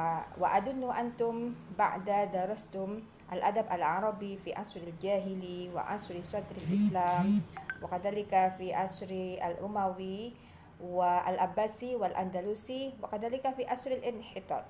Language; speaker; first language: Arabic; non-native, fluent; Indonesian